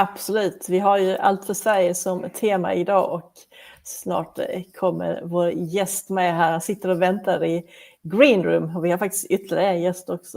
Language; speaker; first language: Swedish; native; Swedish